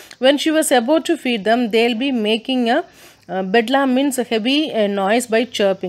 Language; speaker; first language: English; non-native, local second language; Tamil